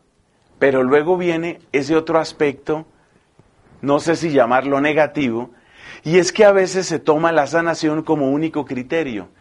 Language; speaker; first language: Spanish; native; Spanish